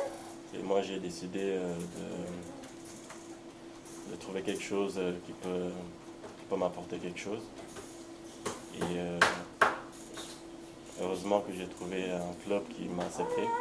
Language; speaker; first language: French; non-native, local second language; Luxembourgish